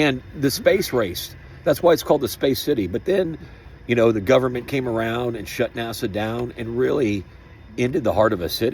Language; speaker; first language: English; native; English